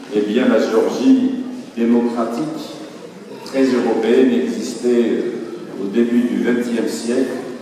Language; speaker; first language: French; non-native, fluent; Georgian